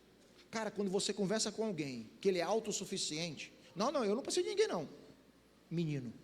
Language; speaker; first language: Portuguese; native; Portuguese